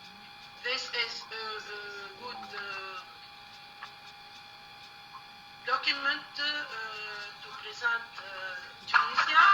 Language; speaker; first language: English; non-native, learner; Arabic